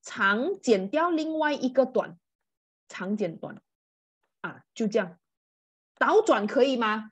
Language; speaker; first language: Chinese; native; Chinese